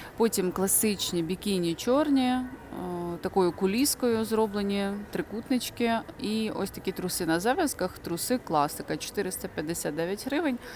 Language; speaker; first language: Ukrainian; non-native, local second language; Russian